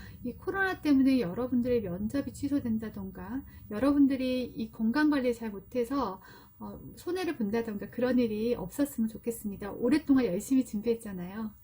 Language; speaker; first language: Korean; native; Korean